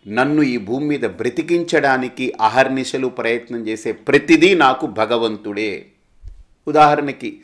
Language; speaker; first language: Telugu; native; Telugu